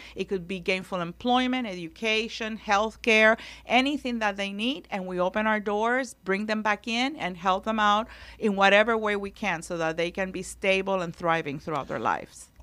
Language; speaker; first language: English; non-native, local second language; Spanish